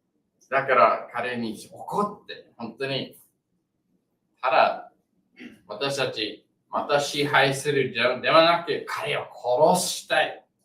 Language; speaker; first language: Japanese; non-native, learner; English